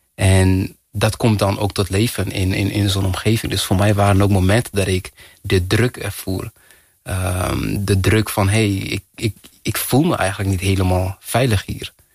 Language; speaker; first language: Dutch; early bilingual, other home language; Kinyarwanda